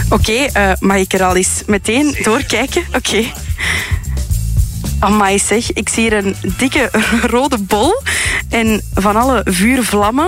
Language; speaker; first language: Dutch; native; Dutch